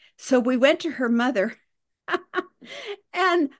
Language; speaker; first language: English; native; English